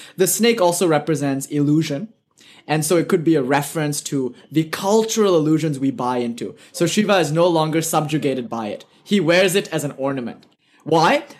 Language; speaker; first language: English; native; English